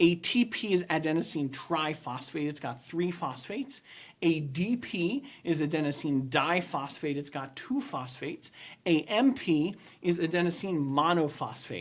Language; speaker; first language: English; native; English